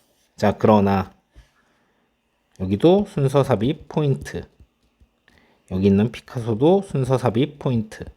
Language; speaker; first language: Korean; native; Korean